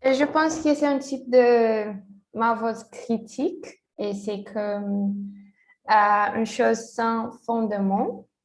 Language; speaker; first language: French; non-native, learner; Portuguese